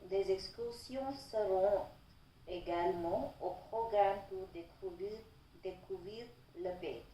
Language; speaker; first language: French; non-native, learner; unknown